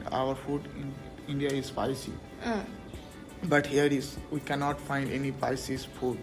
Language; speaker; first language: English; non-native, local second language; Bangla